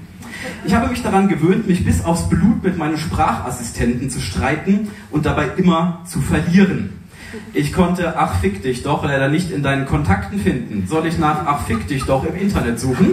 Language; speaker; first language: German; native; German